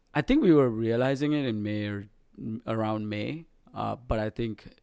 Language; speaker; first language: English; non-native, local second language; Sinhala